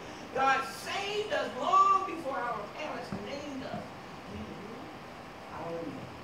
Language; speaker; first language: English; native; English